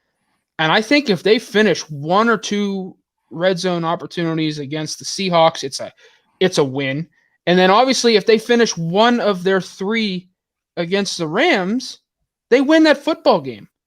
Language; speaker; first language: English; native; English